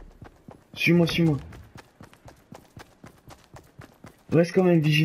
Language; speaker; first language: French; native; French